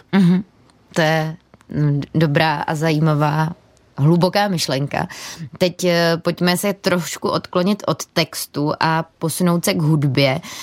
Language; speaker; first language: Czech; native; Czech